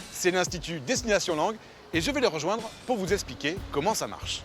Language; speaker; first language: French; native; French